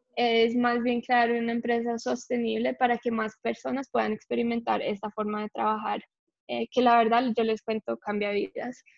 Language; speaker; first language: Spanish; early bilingual, heritage; English